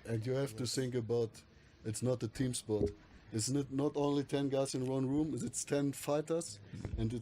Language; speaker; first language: English; non-native, fluent; German